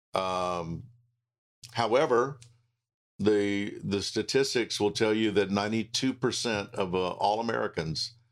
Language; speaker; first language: English; native; English